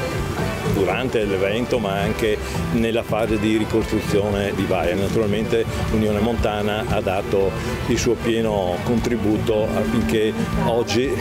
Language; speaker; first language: Italian; native; Italian